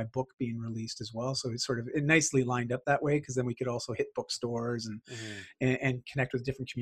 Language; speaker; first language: English; native; English